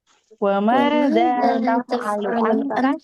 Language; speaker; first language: Arabic; non-native, learner; Indonesian